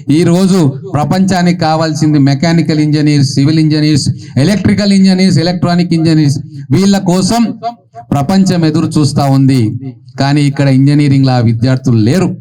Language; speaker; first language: Telugu; native; Telugu